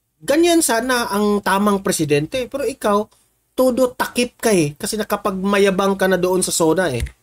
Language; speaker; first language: Filipino; non-native, local second language; Cebuano